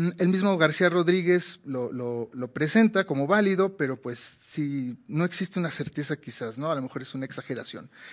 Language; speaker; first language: Spanish; native; Spanish